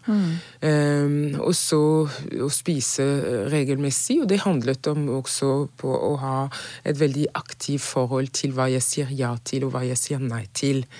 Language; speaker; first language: Norwegian; non-native, fluent; French